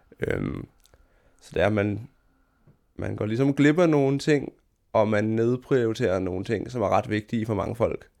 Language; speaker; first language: Danish; native; Danish